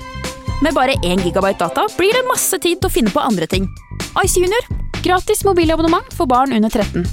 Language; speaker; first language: Norwegian; native; Norwegian